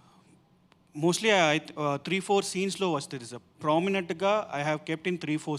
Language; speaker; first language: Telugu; non-native, learner; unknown